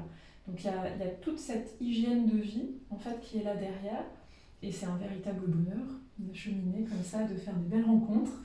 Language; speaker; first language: French; native; French